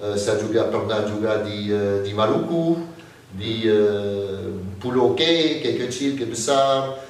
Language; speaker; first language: Indonesian; non-native, fluent; French